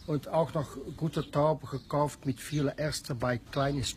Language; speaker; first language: German; non-native, learner; Dutch